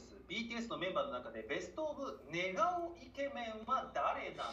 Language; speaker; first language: Japanese; native; Japanese